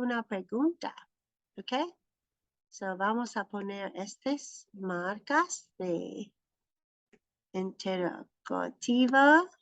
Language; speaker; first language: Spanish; non-native, fluent; English